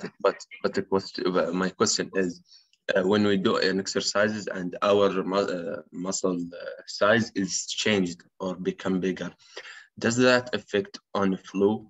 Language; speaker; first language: English; non-native, learner; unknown